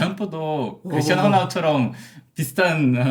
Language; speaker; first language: Korean; non-native, learner; Portuguese